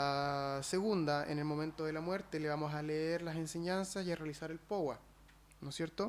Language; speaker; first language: Spanish; native; Spanish